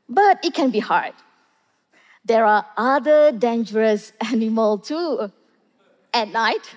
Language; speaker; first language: English; non-native, local second language; Malay